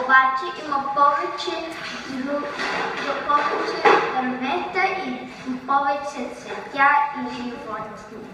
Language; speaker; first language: Bulgarian; early bilingual, heritage; Bulgarian